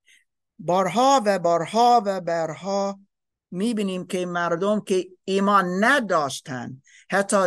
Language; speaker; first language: Persian; non-native, learner; English